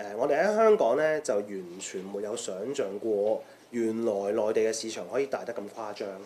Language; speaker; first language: Chinese; non-native, local second language; Cantonese